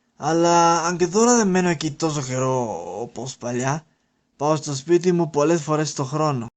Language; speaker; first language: Greek; non-native, learner; Spanish